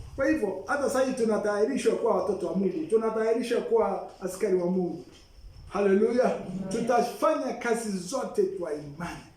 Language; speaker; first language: Swahili; non-native, local second language; Masai